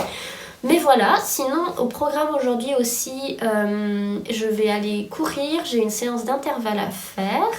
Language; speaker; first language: French; native; French